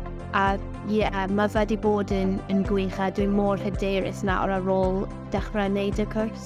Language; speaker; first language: Welsh; non-native, local second language; English